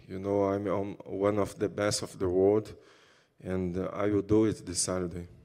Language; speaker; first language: English; non-native, learner; Portuguese